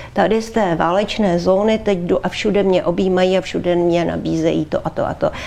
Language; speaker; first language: Czech; native; Czech